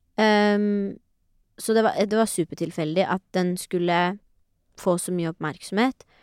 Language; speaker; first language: Norwegian; native; Norwegian